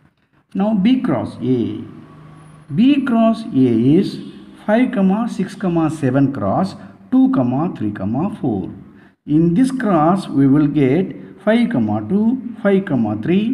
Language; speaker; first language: English; non-native, local second language; Tamil